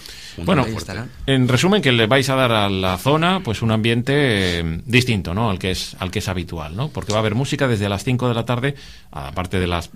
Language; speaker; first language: Spanish; native; Spanish